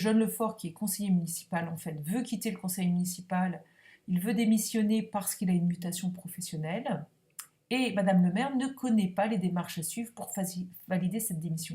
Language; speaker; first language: French; native; French